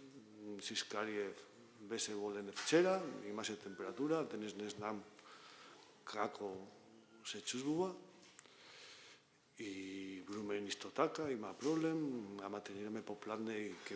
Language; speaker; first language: Macedonian; non-native, learner; Spanish